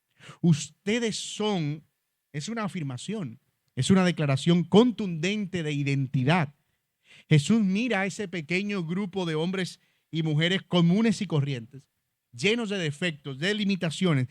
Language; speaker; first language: Spanish; native; Spanish